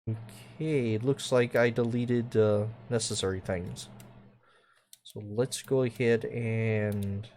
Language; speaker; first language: English; native; English